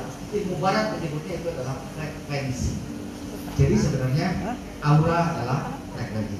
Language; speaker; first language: Indonesian; native; Indonesian